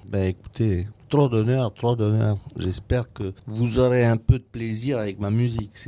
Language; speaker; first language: French; non-native, fluent; Romanian